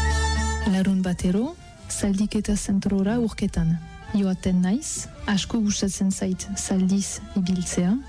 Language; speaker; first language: Basque; non-native, learner; French